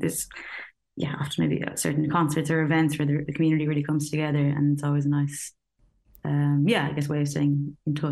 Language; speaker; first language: English; native; English